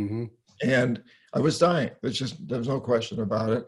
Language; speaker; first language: English; native; English